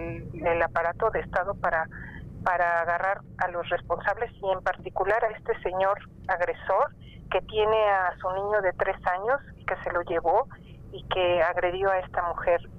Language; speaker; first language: Spanish; native; Spanish